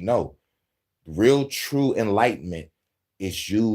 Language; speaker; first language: English; native; English